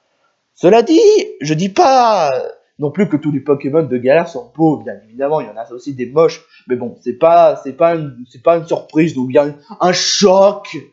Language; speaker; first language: French; native; French